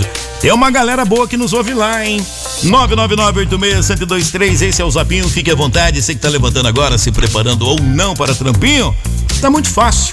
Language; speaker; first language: Portuguese; native; Portuguese